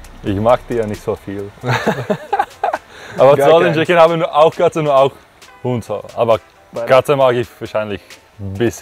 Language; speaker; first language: German; non-native, fluent; Czech